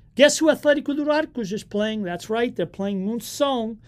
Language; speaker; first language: English; early bilingual, other home language; Portuguese